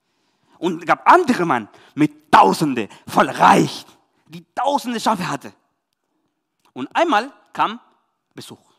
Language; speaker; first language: German; non-native, learner; Spanish